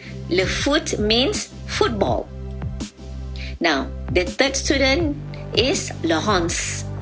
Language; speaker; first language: English; non-native, local second language; Malay